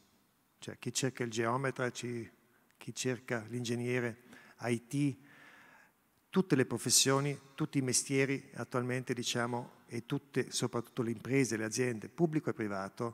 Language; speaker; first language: Italian; non-native, local second language; German